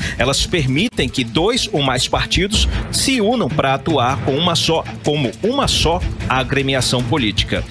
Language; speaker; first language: Portuguese; native; Portuguese